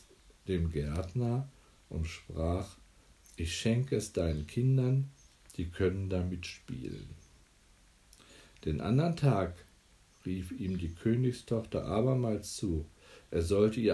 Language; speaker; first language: German; native; German